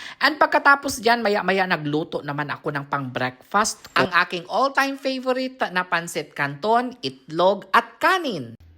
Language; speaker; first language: Filipino; non-native, local second language; Cebuano